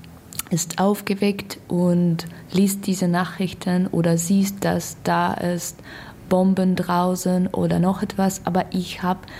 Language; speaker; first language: German; non-native, learner; Russian